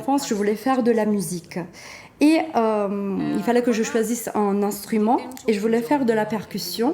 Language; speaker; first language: French; non-native, fluent; Turkish